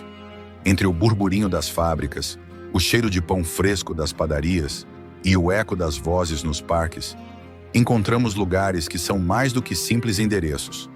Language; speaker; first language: Portuguese; native; Portuguese